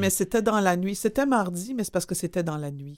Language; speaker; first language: French; native; French